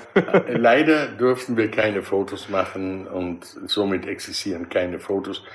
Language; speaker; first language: German; early bilingual, other home language; Dutch